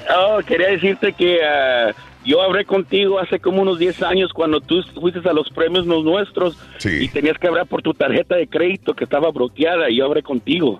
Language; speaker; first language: Spanish; early bilingual, heritage; Spanish